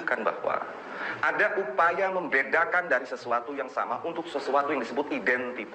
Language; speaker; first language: Indonesian; native; Indonesian